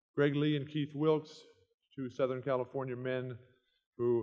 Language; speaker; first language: English; native; English